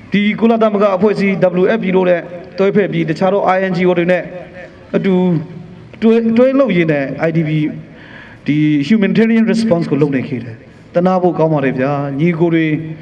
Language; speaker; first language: Burmese; non-native, local second language; Kachin